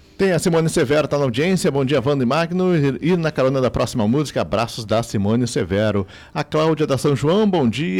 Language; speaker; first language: Portuguese; native; Portuguese